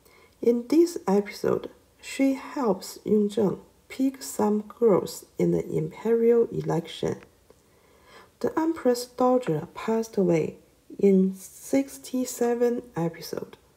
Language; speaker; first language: English; non-native, learner; Chinese